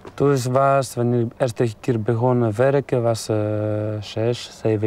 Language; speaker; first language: Dutch; non-native, learner; Lithuanian